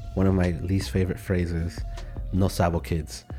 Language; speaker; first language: English; early bilingual, other home language; Spanish